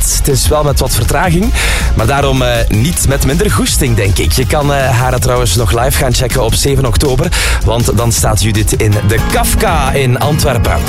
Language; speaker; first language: Dutch; native; Dutch